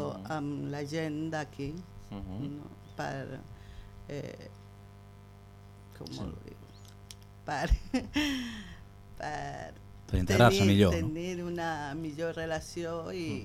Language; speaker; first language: Catalan; non-native, learner; Spanish